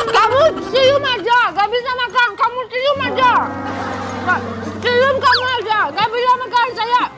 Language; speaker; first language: Indonesian; non-native, learner; Russian